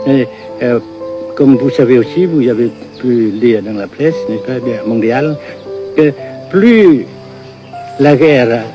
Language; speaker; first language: French; non-native, local second language; Vietnamese